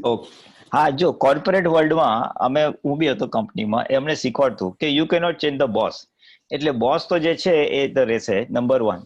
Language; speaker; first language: Gujarati; native; Gujarati